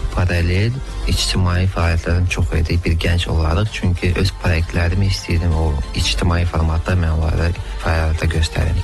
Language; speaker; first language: Azerbaijani; early bilingual, heritage; Azerbaijani